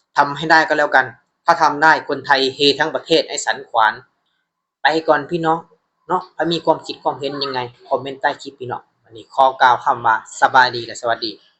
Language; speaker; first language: Thai; native; Thai